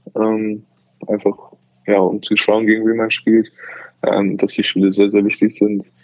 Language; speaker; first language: German; native; German